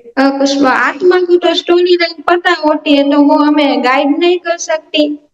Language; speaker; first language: Hindi; non-native, local second language; Gujarati